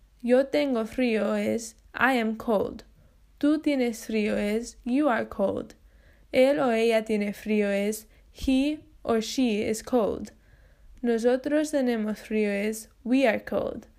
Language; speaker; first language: Spanish; non-native, fluent; English